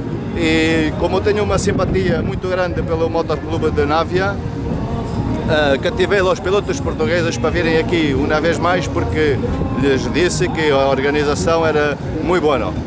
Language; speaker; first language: Spanish; non-native, learner; Portuguese